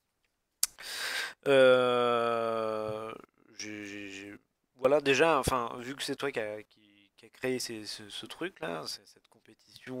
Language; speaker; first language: French; native; French